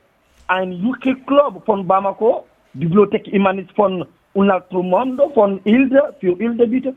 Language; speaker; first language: German; non-native, learner; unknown